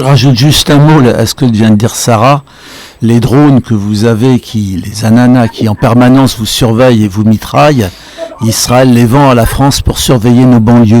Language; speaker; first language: French; native; French